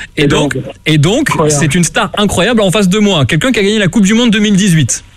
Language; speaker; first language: French; native; French